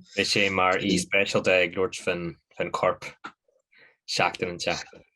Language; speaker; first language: Irish; native; Irish